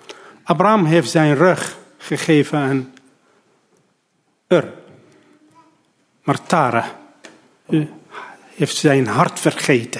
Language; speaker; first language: Dutch; non-native, learner; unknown